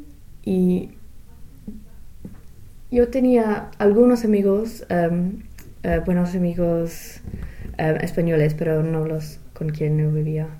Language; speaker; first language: Spanish; non-native, fluent; English